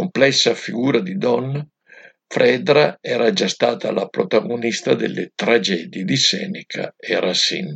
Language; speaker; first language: Italian; native; Italian